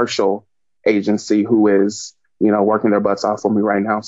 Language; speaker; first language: English; native; English